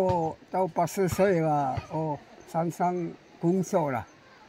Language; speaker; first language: Chinese; non-native, local second language; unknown